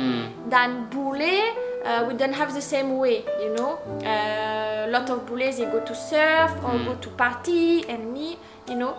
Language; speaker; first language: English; non-native, learner; French